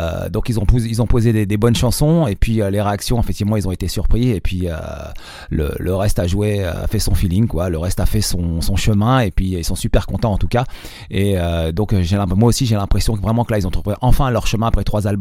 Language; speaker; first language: French; non-native, local second language; Arabic